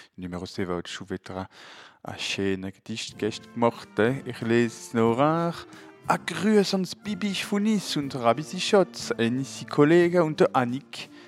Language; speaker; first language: German; non-native, local second language; French